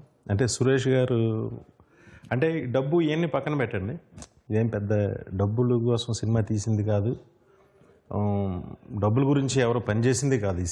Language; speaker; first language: Telugu; native; Telugu